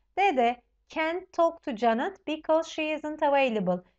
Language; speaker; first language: English; non-native, fluent; Turkish